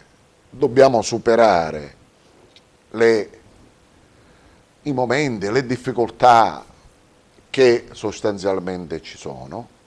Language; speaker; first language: Italian; native; Italian